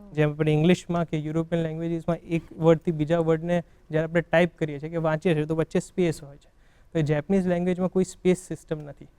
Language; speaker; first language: Gujarati; native; Gujarati